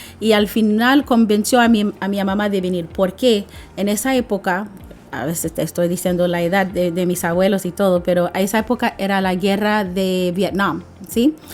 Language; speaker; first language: Spanish; non-native, fluent; English